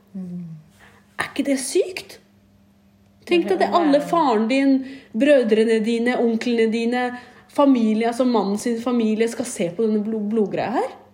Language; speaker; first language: Norwegian; early bilingual, other home language; Kurdish